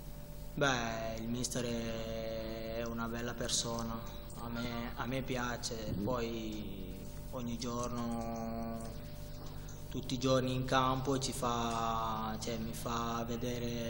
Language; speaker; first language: Italian; non-native, fluent; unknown